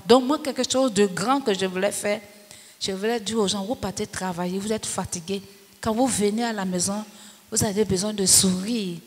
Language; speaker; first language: French; non-native, local second language; Baoulé